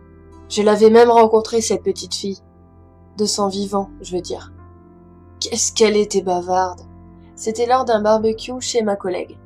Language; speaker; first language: French; native; French